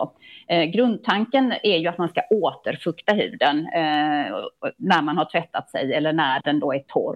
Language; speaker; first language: Swedish; native; Swedish